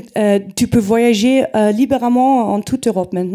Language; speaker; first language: French; non-native, fluent; German